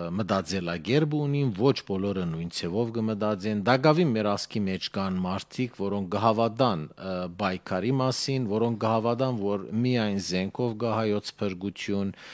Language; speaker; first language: Armenian; early bilingual, heritage; Armenian